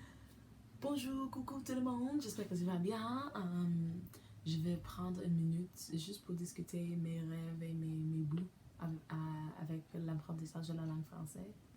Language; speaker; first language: French; non-native, learner; English